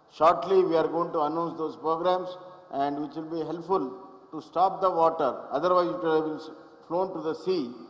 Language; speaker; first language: English; non-native, local second language; Kannada